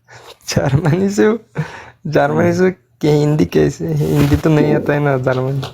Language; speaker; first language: Hindi; non-native, learner; Bangla